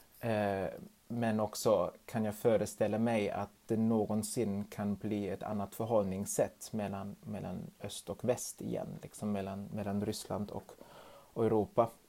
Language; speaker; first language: Swedish; non-native, fluent; German